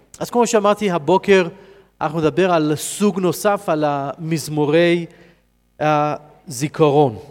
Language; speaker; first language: Hebrew; non-native, fluent; English